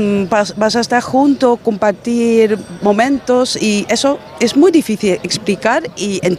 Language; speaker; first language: Spanish; non-native, fluent; Dutch